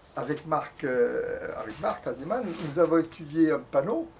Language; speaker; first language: French; native; French